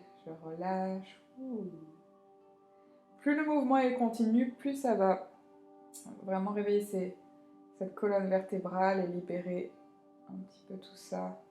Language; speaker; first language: French; native; French